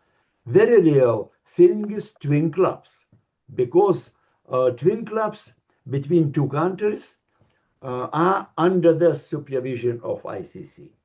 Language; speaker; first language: English; non-native, learner; Lithuanian